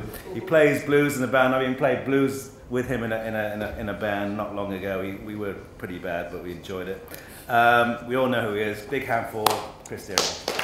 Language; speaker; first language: English; native; English